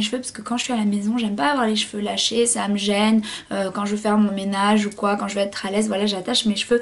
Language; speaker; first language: French; native; French